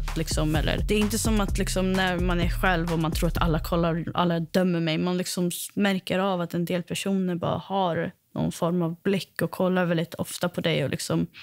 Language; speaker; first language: Swedish; early bilingual, other home language; Spanish